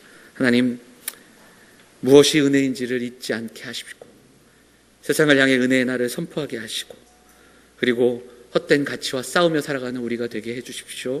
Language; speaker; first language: Korean; native; Korean